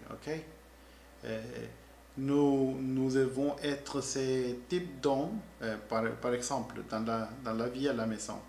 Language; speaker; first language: French; non-native, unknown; Spanish